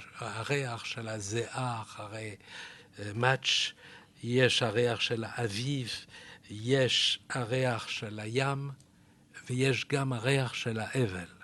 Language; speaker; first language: Hebrew; non-native, fluent; French